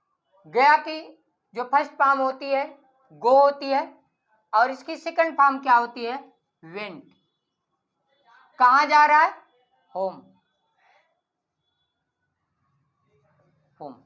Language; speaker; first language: Hindi; native; Hindi